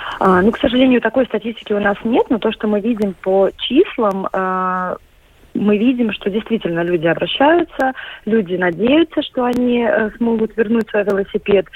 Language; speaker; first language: Russian; native; Russian